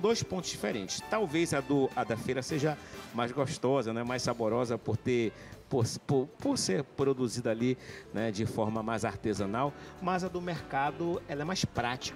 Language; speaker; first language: Portuguese; native; Portuguese